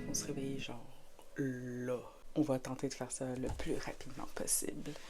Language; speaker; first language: French; native; French